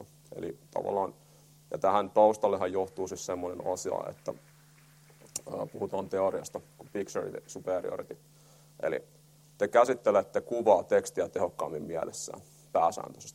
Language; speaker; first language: Finnish; native; Finnish